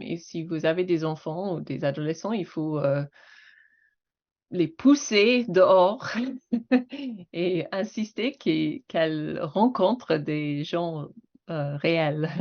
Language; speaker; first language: French; non-native, fluent; English